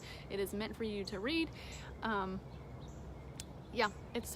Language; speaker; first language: English; native; English